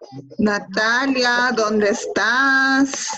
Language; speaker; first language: Spanish; native; Spanish